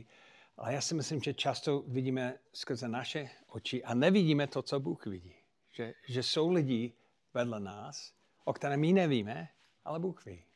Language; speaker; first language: Czech; non-native, fluent; English